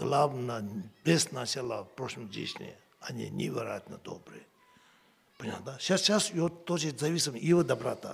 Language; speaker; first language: Russian; non-native, learner; Tibetan